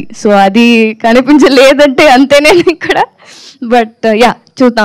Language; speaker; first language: Telugu; non-native, learner; Tamil